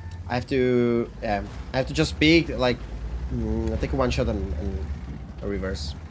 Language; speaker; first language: English; non-native, fluent; Czech